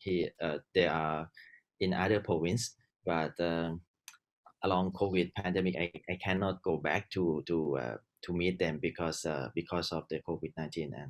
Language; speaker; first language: English; non-native, learner; Thai